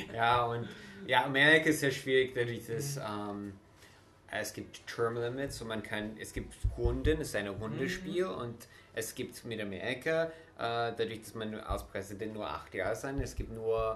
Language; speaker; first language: German; non-native, fluent; English